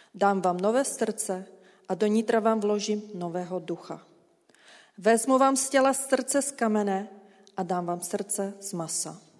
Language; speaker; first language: Czech; native; Czech